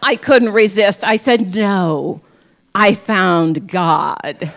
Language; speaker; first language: English; native; English